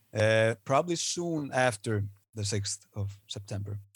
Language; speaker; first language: English; non-native, fluent; Icelandic